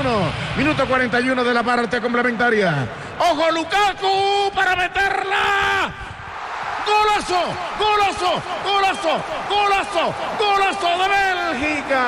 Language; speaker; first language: Spanish; native; Spanish